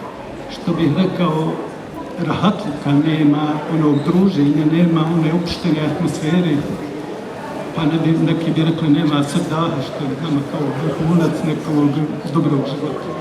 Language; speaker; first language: Bosnian; native; Bosnian